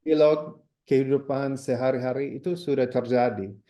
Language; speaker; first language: Indonesian; non-native, fluent; English